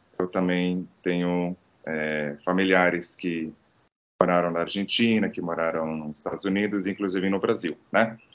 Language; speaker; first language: Portuguese; non-native, fluent; Croatian